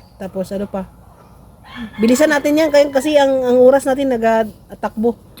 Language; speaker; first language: Filipino; non-native, local second language; Hiligaynon